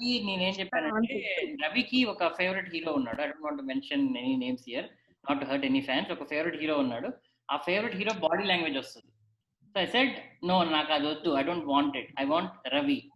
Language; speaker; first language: Telugu; native; Telugu